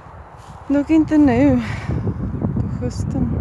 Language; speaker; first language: Swedish; non-native, fluent; Latvian